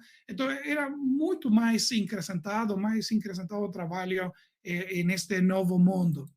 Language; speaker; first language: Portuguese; non-native, learner; Spanish